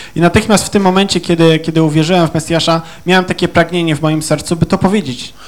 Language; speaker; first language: Polish; native; Polish